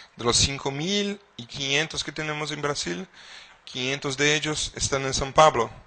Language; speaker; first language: Spanish; non-native, fluent; Portuguese